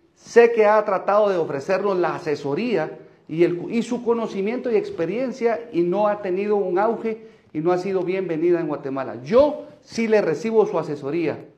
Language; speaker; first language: Spanish; native; Spanish